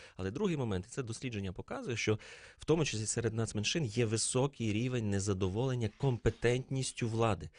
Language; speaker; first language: Ukrainian; native; Ukrainian